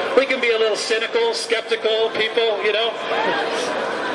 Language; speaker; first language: English; early bilingual, other home language; Persian